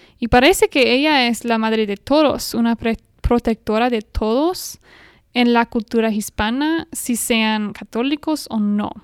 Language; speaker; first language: Spanish; non-native, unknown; English